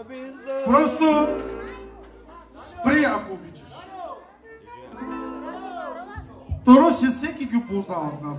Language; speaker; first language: Bulgarian; non-native, local second language; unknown